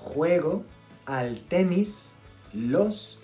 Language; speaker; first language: Spanish; non-native, fluent; English